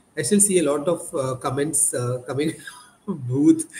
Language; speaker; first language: English; non-native, local second language; Malayalam